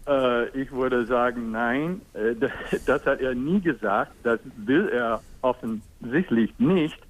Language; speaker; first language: German; non-native, fluent; English